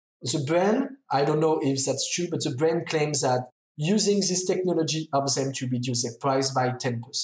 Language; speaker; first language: English; non-native, fluent; French